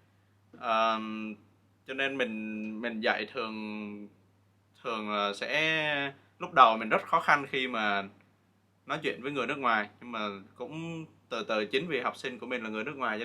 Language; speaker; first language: Vietnamese; native; Vietnamese